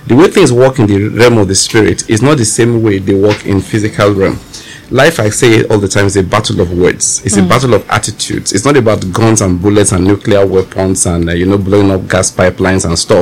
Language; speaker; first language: English; non-native, local second language; Yoruba